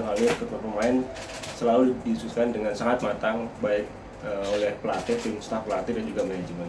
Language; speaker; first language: Indonesian; native; Indonesian